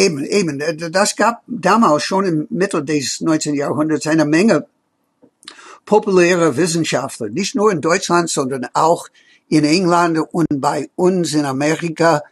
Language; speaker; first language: German; non-native, fluent; English